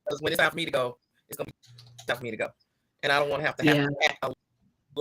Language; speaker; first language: English; native; English